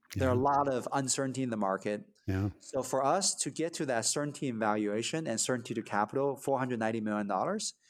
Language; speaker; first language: English; early bilingual, other home language; Chinese